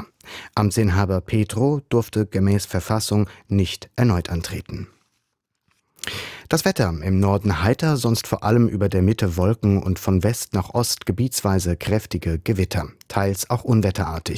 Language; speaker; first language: German; native; German